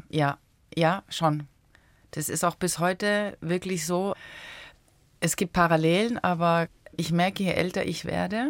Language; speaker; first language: German; early bilingual, other home language; Italian